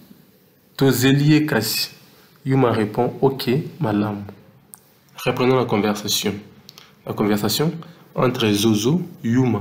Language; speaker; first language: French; non-native, local second language; Lingala